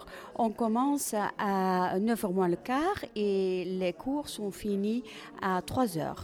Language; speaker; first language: French; non-native, fluent; Dutch